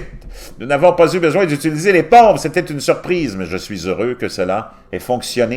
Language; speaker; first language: French; native; French